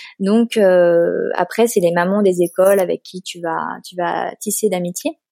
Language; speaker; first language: French; native; French